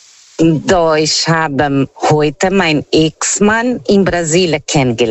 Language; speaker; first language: German; non-native, fluent; Portuguese